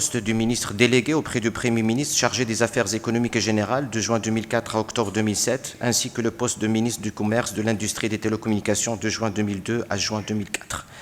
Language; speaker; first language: French; non-native, local second language; Arabic